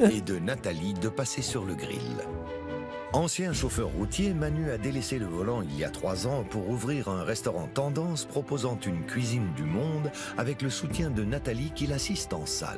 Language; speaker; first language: French; native; French